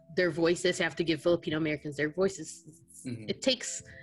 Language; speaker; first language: English; non-native, local second language; Filipino